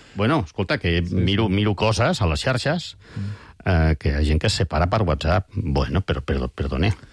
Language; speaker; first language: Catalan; non-native, local second language; Spanish